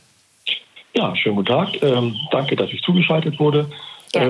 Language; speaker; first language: German; native; German